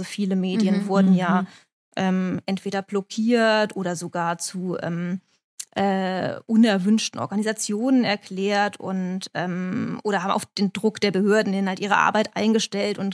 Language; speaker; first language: German; native; German